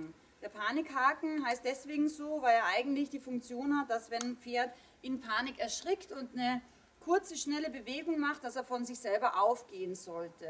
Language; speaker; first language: German; native; German